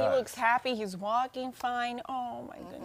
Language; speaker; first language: English; native; English